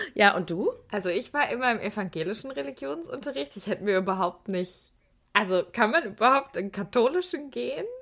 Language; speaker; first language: German; early bilingual, other home language; Persian